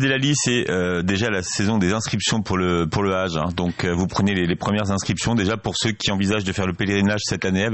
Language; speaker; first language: French; native; French